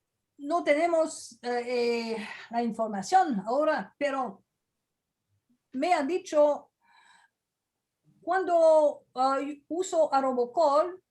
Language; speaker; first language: Spanish; non-native, fluent; French